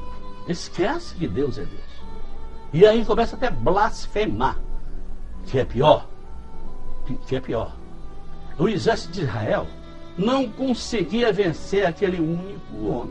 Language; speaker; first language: Portuguese; native; Portuguese